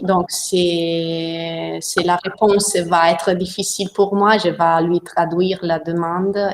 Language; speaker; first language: French; non-native, learner; Italian